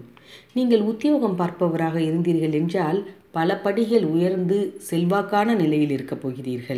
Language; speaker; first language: Tamil; native; Tamil